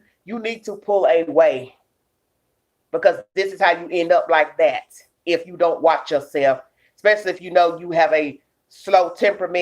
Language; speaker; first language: English; native; English